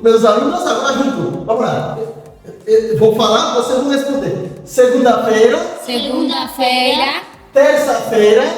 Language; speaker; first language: Portuguese; non-native, fluent; Haitian Creole